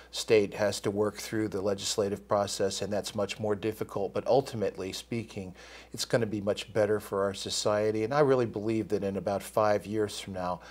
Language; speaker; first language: English; native; English